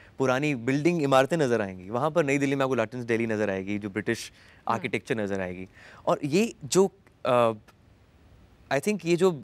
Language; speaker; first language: Hindi; native; Hindi